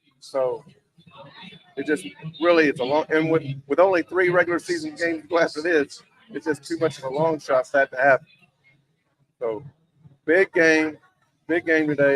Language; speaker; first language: English; native; English